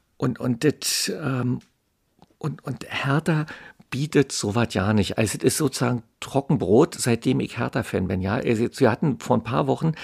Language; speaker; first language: German; native; German